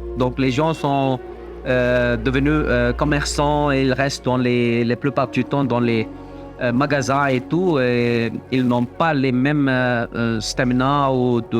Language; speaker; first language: French; non-native, fluent; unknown